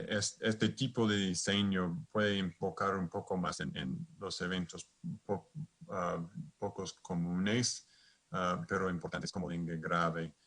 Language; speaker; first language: Spanish; non-native, fluent; English